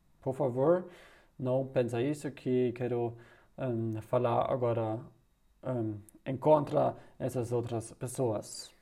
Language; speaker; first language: Portuguese; non-native, learner; German